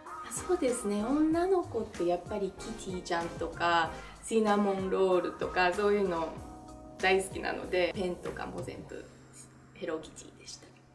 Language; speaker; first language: Japanese; early bilingual, other home language; French